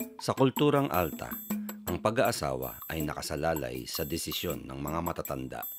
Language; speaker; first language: Filipino; native; Filipino